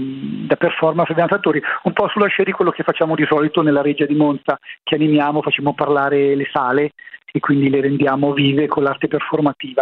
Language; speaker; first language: Italian; native; Italian